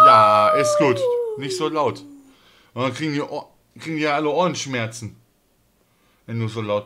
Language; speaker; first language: German; native; German